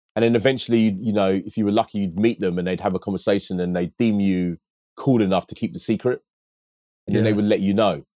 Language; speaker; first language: English; early bilingual, other home language; Akan